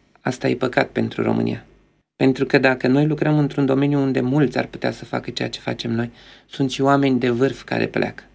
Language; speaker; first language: Romanian; native; Romanian